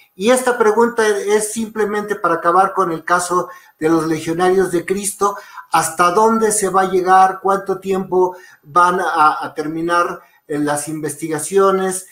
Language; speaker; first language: Spanish; native; Spanish